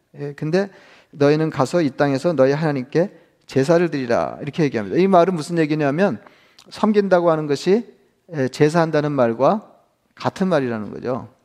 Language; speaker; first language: Korean; native; Korean